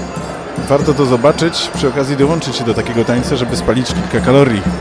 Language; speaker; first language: Polish; native; Polish